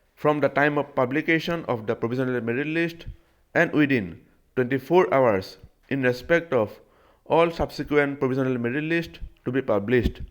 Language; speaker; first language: English; non-native, local second language; Assamese